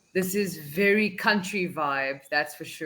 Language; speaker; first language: English; non-native, fluent; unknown